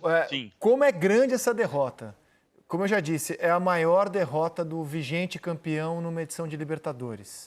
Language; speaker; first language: Portuguese; native; Portuguese